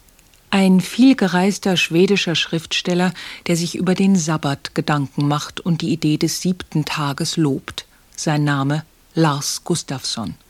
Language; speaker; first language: German; native; German